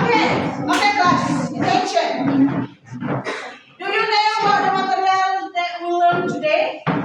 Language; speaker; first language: English; non-native, fluent; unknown